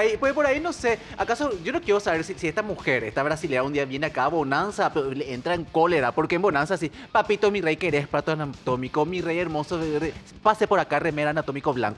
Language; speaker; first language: Spanish; native; Spanish